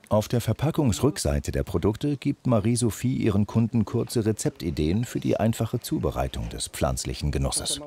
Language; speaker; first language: German; native; German